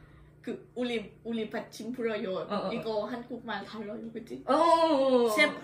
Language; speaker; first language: Korean; non-native, learner; Thai